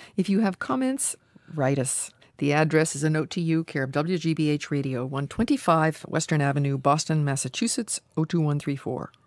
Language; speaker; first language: English; native; English